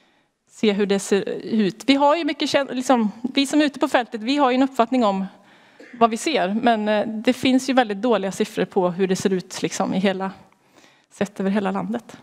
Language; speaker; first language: Swedish; native; Swedish